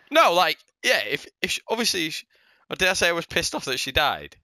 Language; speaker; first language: English; native; English